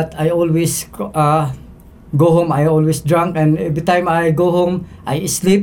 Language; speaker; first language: English; non-native, local second language; Cebuano